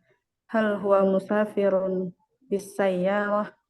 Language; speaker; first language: Arabic; non-native, learner; Indonesian